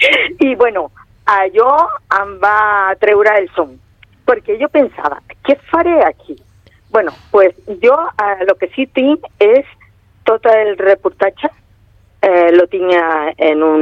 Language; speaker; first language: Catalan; non-native, local second language; Spanish